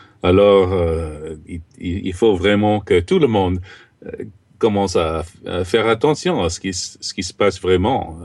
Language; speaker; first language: French; non-native, fluent; English